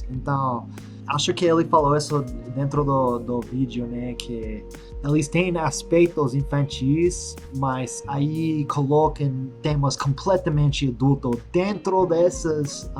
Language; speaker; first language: Portuguese; non-native, fluent; English